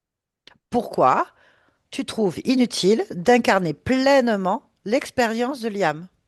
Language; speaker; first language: French; native; French